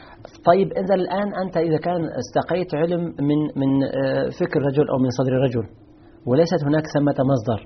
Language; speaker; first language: Arabic; native; Arabic